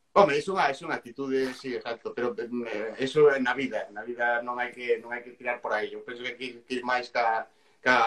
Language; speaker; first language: Galician; native; Galician